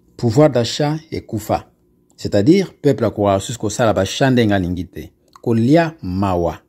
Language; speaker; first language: French; non-native, local second language; Lingala